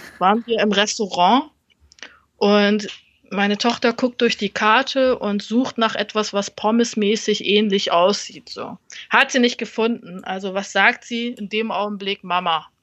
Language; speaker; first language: German; early bilingual, other home language; Vietnamese